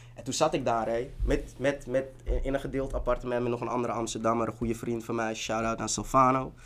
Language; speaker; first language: Dutch; early bilingual, other home language; Tigrinya